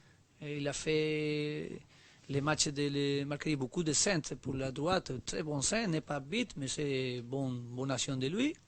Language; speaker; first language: French; non-native, learner; Spanish